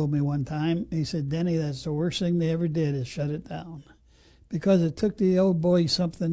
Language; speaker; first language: English; native; English